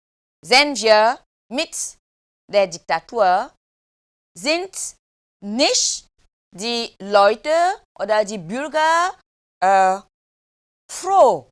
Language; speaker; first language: German; non-native, learner; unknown